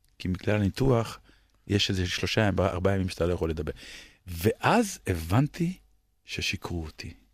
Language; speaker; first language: Hebrew; native; Hebrew